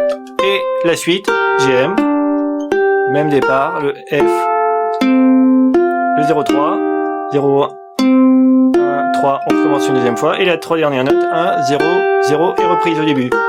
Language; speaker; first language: French; native; French